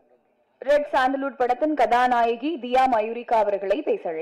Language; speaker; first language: Tamil; native; Tamil